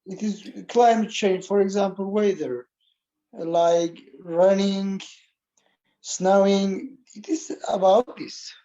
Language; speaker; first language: English; non-native, learner; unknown